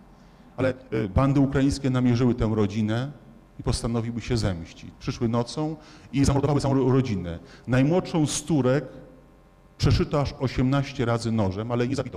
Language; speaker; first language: Polish; native; Polish